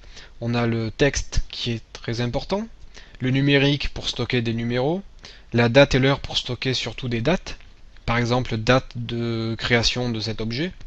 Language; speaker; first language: French; native; French